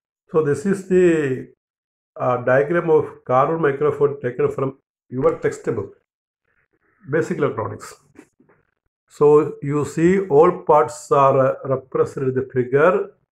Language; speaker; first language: English; non-native, local second language; Malayalam